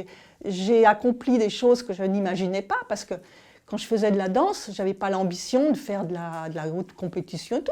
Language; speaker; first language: French; native; French